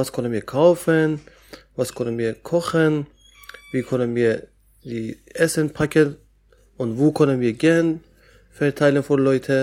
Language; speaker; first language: German; non-native, learner; Persian